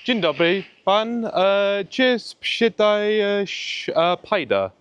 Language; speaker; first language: Polish; non-native, learner; English